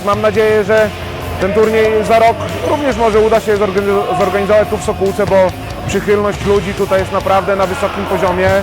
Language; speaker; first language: Polish; native; Polish